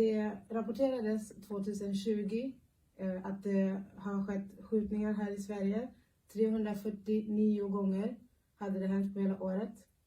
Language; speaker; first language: Swedish; early bilingual, other home language; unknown